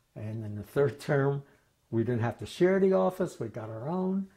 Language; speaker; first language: English; native; English